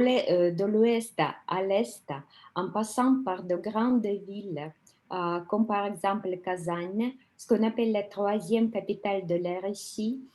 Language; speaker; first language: French; non-native, fluent; Russian